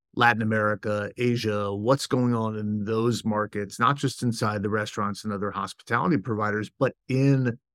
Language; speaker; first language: English; native; English